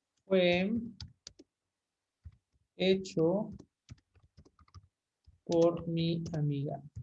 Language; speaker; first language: Spanish; native; Spanish